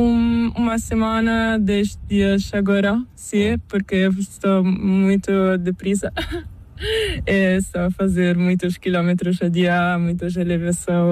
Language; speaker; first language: Spanish; non-native, learner; Italian